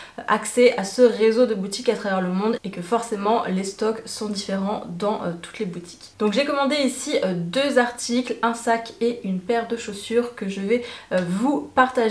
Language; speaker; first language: French; native; French